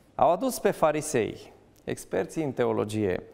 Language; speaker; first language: Romanian; native; Romanian